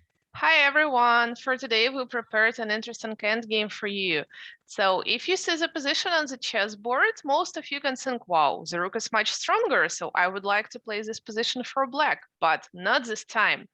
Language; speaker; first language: English; non-native, fluent; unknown